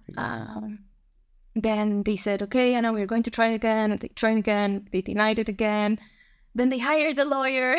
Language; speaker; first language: English; non-native, fluent; Spanish